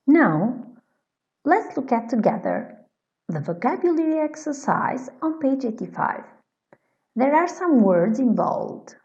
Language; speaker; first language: English; non-native, fluent; Albanian